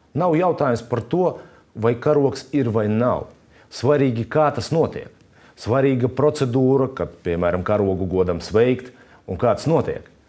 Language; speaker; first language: Latvian; native; Latvian